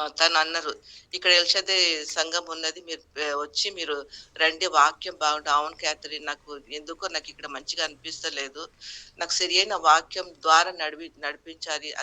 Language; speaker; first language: Telugu; non-native, local second language; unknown